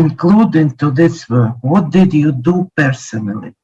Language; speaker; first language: English; non-native, learner; Ukrainian